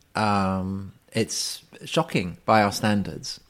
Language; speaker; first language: English; native; English